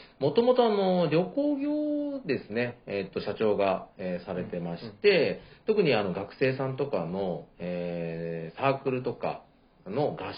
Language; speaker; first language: Japanese; native; Japanese